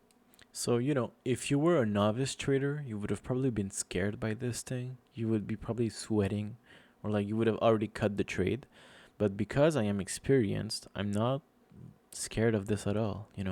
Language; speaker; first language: English; non-native, fluent; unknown